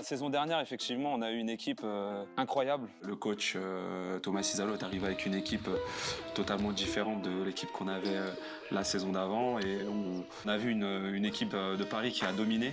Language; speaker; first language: French; native; French